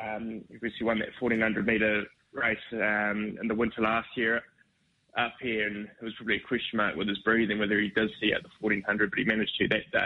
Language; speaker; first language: English; native; English